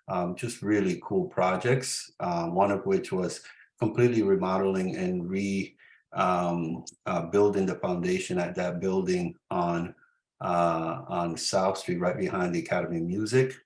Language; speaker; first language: English; early bilingual, other home language; Spanish